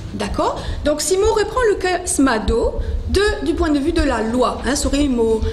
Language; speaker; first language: French; non-native, local second language; Morisyen